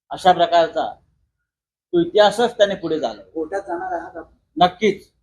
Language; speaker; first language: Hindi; non-native, local second language; Marathi